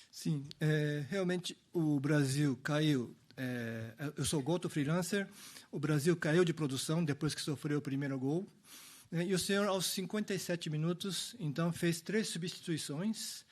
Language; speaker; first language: Portuguese; non-native, local second language; Japanese